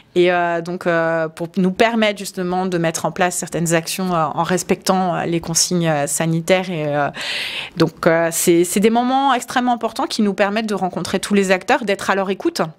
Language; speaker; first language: French; native; French